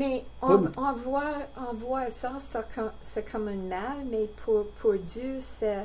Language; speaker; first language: French; non-native, learner; English